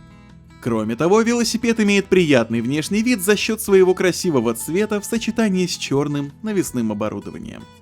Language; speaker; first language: Russian; native; Russian